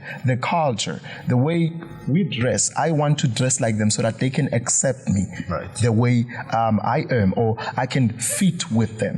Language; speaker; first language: English; non-native, local second language; Zulu